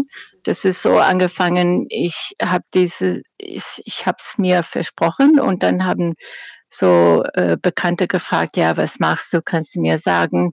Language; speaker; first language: German; non-native, fluent; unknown